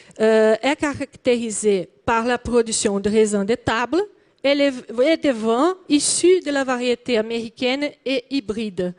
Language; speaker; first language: French; non-native, learner; Portuguese